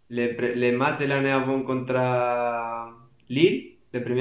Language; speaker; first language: French; non-native, fluent; Spanish